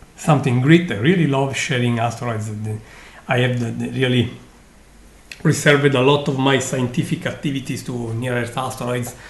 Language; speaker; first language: English; non-native, fluent; Italian